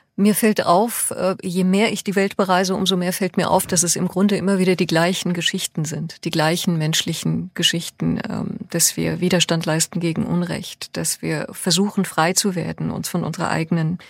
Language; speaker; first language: German; early bilingual, other home language; Persian